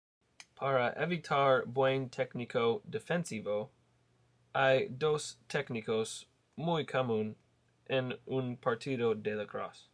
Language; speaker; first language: Spanish; non-native, learner; English